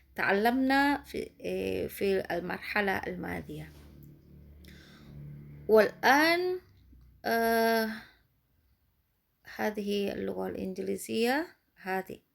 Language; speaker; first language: Arabic; non-native, fluent; Indonesian